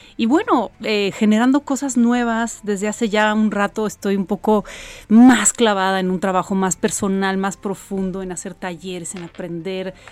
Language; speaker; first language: Spanish; early bilingual, other home language; Polish